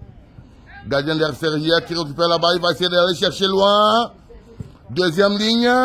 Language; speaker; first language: French; native; French